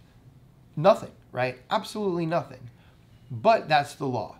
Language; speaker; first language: English; native; English